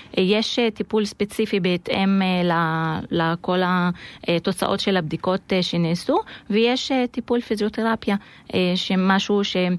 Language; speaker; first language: Hebrew; non-native, local second language; Arabic